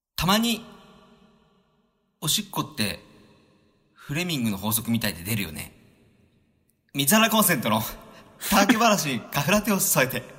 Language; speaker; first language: Japanese; native; Japanese